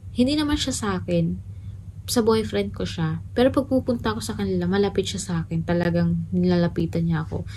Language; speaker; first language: Filipino; native; Filipino